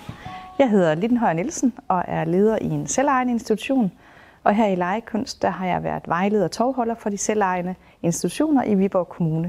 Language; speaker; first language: Danish; native; Danish